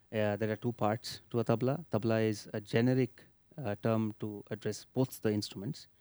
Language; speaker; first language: English; non-native, local second language; Marathi